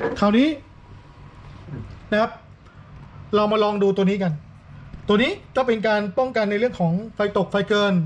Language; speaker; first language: Thai; native; Thai